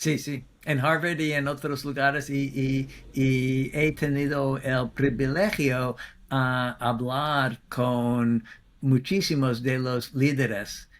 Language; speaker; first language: Spanish; non-native, fluent; English